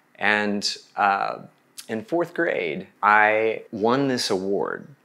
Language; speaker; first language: English; native; English